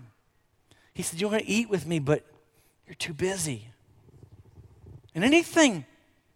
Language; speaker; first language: English; native; English